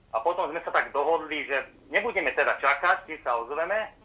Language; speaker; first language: Slovak; native; Slovak